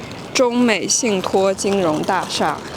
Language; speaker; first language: Chinese; non-native, fluent; French